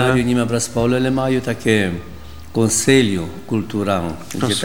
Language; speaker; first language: Polish; early bilingual, heritage; Polish